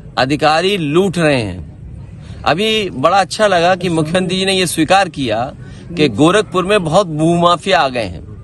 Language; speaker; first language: Hindi; native; Hindi